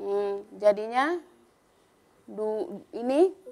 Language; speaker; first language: Indonesian; native; Indonesian